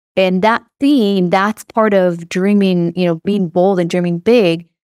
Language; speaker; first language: English; non-native, fluent; Hebrew